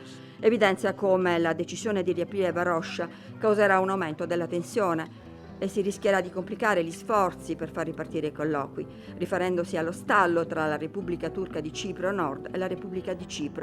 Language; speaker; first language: Italian; native; Italian